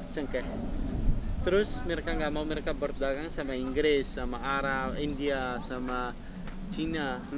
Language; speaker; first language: Indonesian; non-native, learner; Dutch